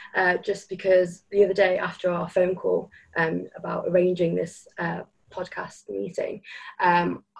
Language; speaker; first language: English; native; English